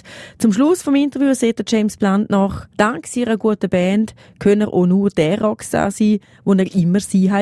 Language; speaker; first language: German; native; German